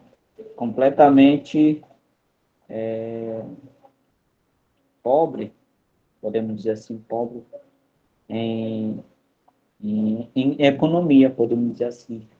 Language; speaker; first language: Portuguese; non-native, local second language; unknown